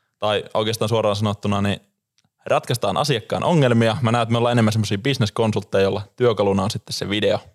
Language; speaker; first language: Finnish; native; Finnish